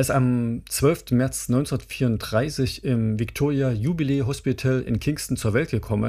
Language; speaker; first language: German; native; German